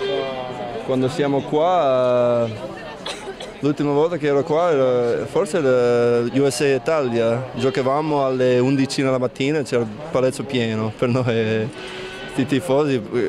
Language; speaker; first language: Italian; non-native, fluent; English